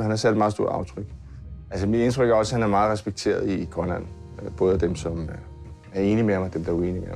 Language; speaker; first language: Danish; native; Danish